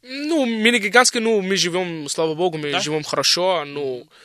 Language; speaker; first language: Russian; non-native, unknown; Arabic